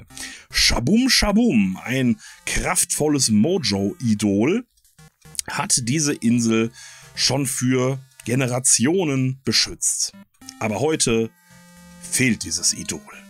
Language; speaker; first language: German; native; German